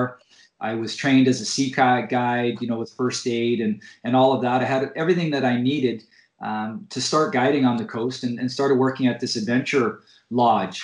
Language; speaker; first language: English; native; English